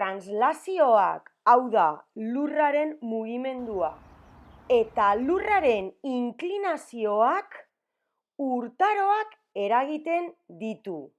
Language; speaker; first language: Basque; non-native, local second language; Spanish